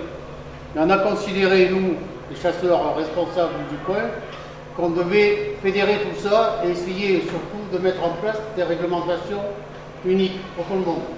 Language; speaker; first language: French; native; French